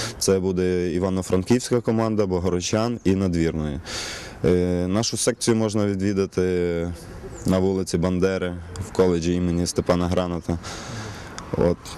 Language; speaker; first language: Ukrainian; native; Ukrainian